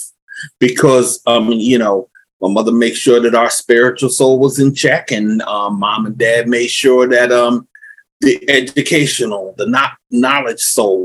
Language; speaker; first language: English; native; English